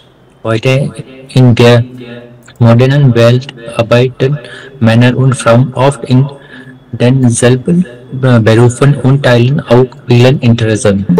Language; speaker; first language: German; non-native, learner; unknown